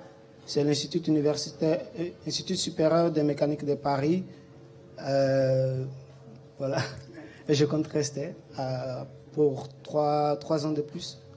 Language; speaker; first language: French; non-native, local second language; Portuguese